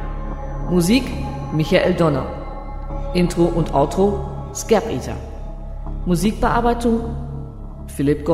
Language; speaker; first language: German; native; German